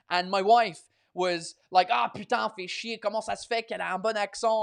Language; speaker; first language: French; non-native, fluent; English